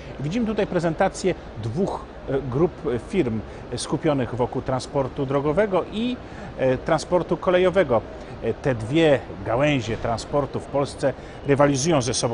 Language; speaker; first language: Polish; native; Polish